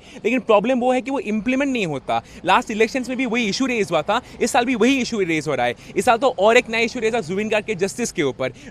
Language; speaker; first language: Hindi; non-native, local second language; Assamese